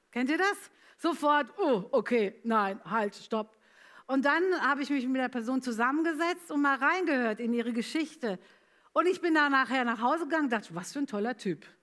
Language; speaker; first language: German; early bilingual, other home language; Italian